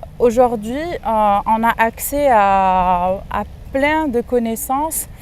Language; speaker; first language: French; non-native, local second language; Arabic